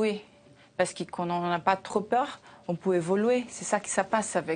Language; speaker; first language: French; non-native, learner; Portuguese